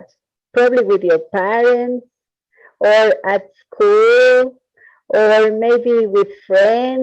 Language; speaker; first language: English; non-native, fluent; Spanish